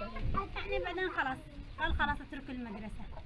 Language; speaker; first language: Arabic; native; Arabic